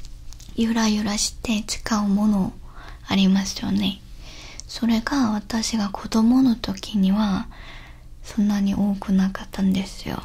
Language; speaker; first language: Japanese; non-native, learner; Korean